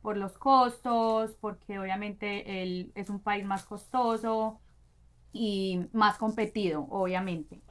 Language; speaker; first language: Spanish; native; Spanish